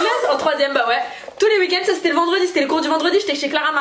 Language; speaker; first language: French; native; French